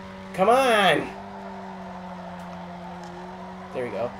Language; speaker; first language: English; native; English